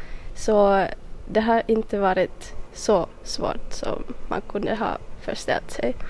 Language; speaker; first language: Swedish; non-native, local second language; Finnish